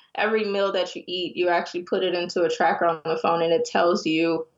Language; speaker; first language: English; native; English